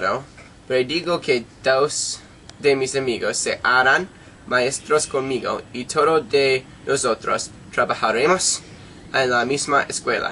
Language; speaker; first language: Spanish; non-native, learner; English